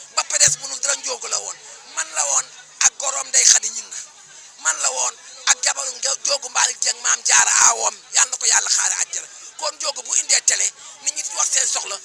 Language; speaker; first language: Wolof; non-native, local second language; Fula